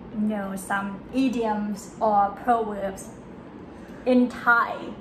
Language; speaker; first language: English; non-native, fluent; Thai